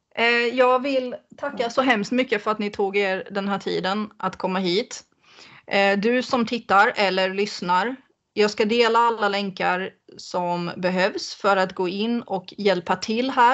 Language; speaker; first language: Swedish; native; Swedish